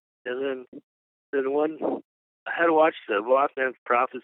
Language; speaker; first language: English; native; English